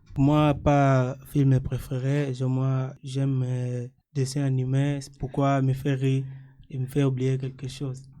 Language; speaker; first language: French; non-native, learner; Portuguese